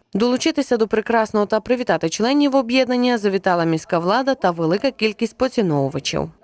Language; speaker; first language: Ukrainian; native; Ukrainian